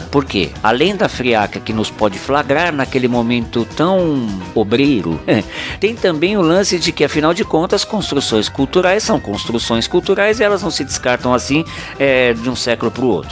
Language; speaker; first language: Portuguese; native; Portuguese